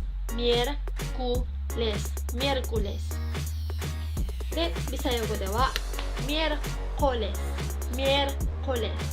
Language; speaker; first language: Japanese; non-native, fluent; Cebuano